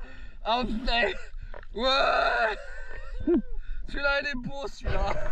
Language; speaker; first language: French; native; French